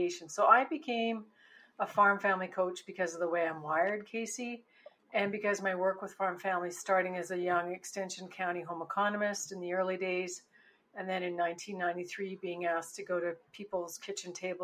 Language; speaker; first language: English; native; English